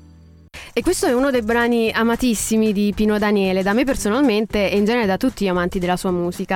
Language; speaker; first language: Italian; native; Italian